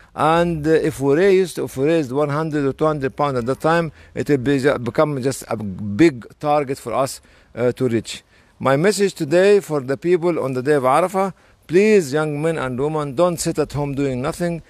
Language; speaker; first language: English; non-native, fluent; Arabic